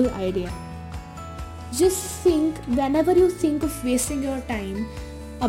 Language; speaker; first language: English; non-native, local second language; Hindi